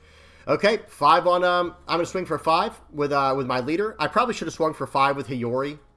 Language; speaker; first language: English; native; English